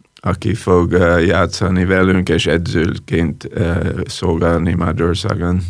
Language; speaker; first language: Hungarian; non-native, learner; English